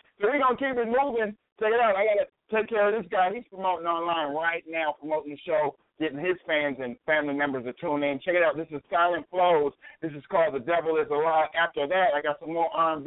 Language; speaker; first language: English; native; English